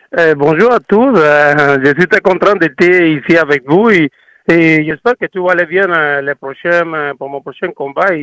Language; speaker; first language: French; non-native, learner; Spanish